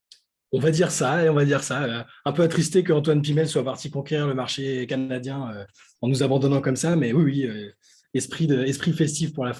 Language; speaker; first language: French; native; French